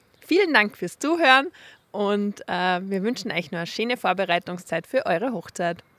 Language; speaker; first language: German; native; German